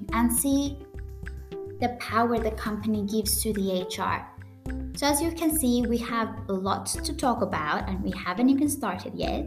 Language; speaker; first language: English; non-native, fluent; Greek